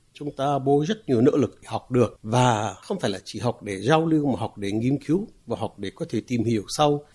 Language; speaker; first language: Vietnamese; non-native, fluent; Arabic